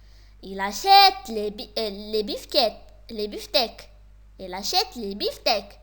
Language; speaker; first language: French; non-native, local second language; Arabic